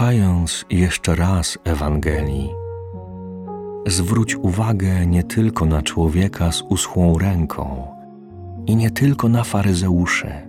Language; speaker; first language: Polish; native; Polish